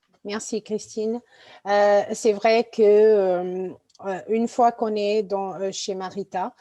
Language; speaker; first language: French; non-native, fluent; Portuguese